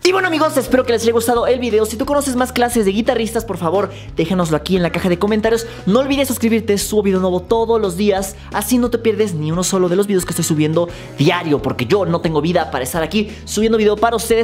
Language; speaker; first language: Spanish; native; Spanish